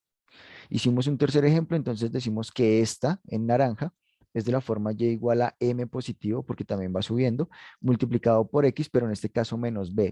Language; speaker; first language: Spanish; native; Spanish